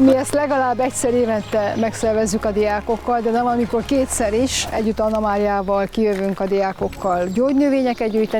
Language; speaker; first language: Hungarian; native; Hungarian